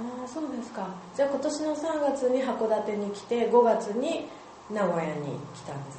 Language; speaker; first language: Japanese; native; Japanese